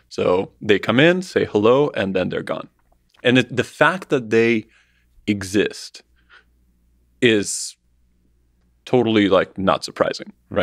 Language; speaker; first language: English; early bilingual, other home language; Russian